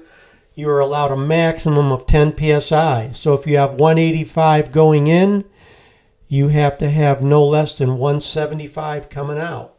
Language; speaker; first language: English; native; English